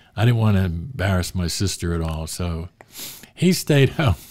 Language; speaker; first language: English; native; English